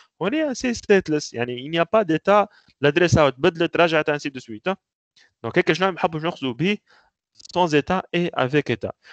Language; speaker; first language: French; non-native, local second language; Arabic